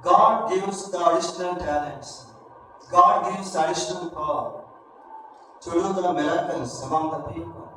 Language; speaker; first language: English; non-native, local second language; Telugu